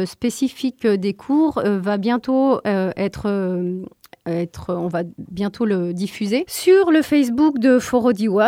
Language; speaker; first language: French; native; French